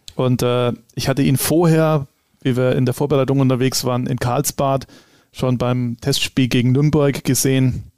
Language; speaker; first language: German; native; German